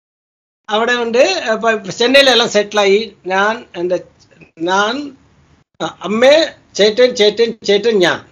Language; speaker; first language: Malayalam; non-native, learner; Tamil